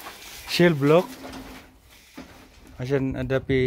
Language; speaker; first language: Arabic; non-native, learner; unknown